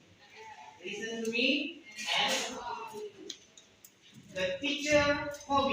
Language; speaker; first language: English; non-native, learner; Indonesian